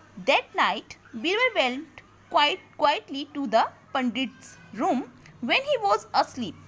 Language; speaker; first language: Hindi; native; Hindi